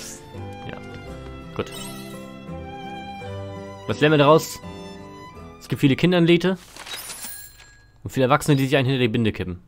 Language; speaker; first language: German; native; German